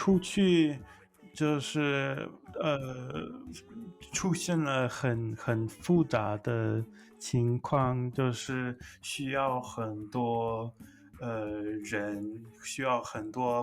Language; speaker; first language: Chinese; non-native, fluent; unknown